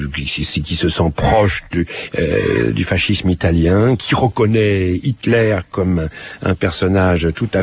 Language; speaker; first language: French; native; French